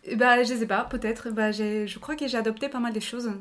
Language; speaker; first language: French; non-native, fluent; Spanish